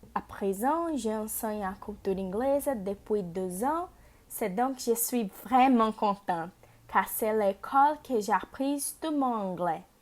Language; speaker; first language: French; non-native, learner; Portuguese